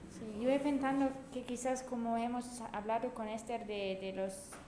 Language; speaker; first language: Spanish; non-native, fluent; German